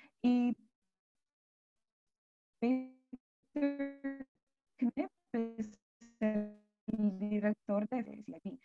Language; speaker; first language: Spanish; non-native, fluent; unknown